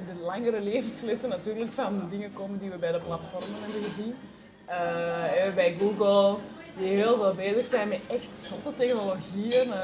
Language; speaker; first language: Dutch; native; Dutch